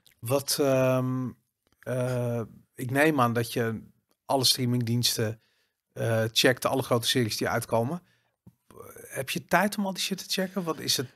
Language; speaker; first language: Dutch; native; Dutch